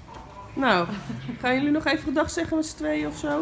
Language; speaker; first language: Dutch; native; Dutch